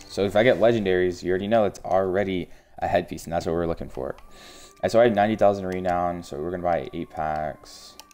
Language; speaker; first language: English; native; English